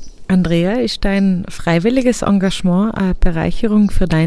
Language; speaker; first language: German; native; German